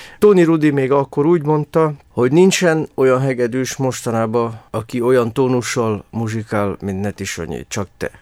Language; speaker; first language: Hungarian; non-native, fluent; Romany